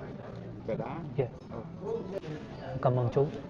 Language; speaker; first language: Vietnamese; non-native, learner; English